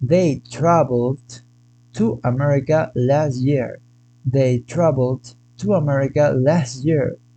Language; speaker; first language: English; non-native, fluent; Spanish